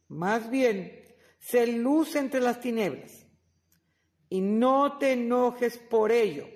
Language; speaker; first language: Spanish; native; Spanish